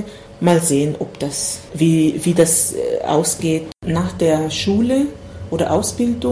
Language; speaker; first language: German; non-native, fluent; Swahili